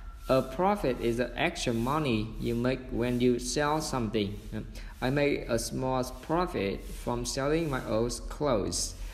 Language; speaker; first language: English; non-native, fluent; Vietnamese